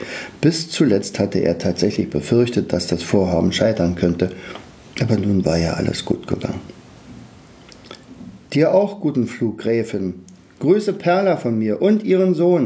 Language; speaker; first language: German; native; German